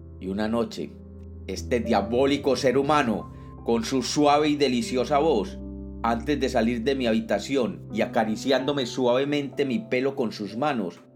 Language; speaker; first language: Spanish; native; Spanish